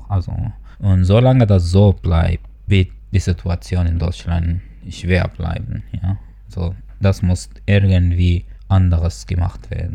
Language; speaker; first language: German; non-native, fluent; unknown